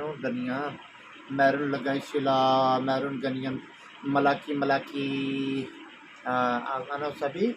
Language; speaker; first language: Filipino; non-native, learner; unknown